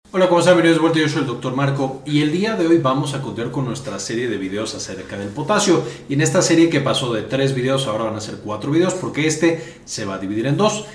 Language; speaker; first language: Spanish; native; Spanish